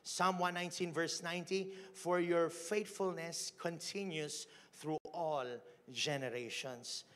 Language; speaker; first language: English; non-native, local second language; Filipino